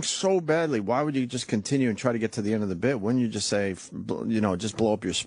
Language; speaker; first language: English; native; English